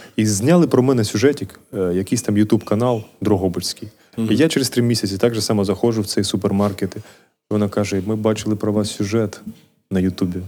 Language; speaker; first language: Ukrainian; native; Ukrainian